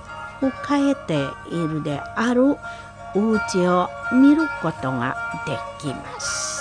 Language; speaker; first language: Japanese; non-native, fluent; Indonesian